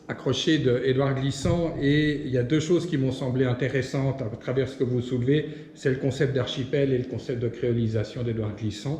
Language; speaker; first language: French; native; French